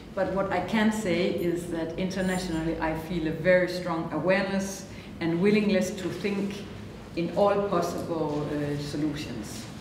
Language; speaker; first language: English; non-native, fluent; Danish